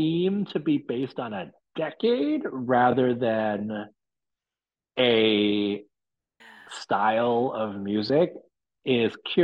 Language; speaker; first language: English; non-native, local second language; Cantonese